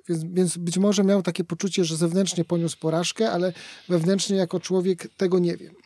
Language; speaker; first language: Polish; native; Polish